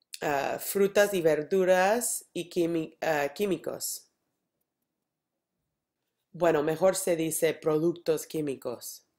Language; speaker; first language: Spanish; non-native, learner; English